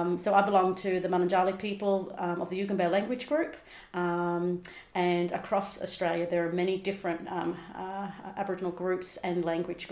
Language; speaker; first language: English; native; English